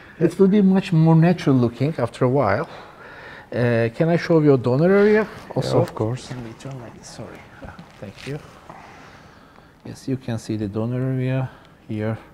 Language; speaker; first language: English; non-native, learner; Turkish